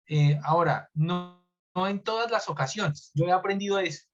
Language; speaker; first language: Spanish; native; Spanish